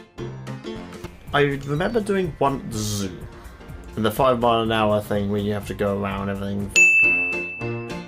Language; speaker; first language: English; native; English